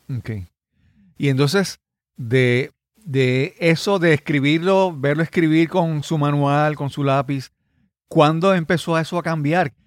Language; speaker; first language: Spanish; native; Spanish